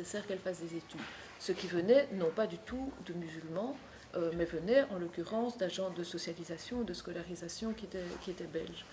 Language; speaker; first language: French; native; French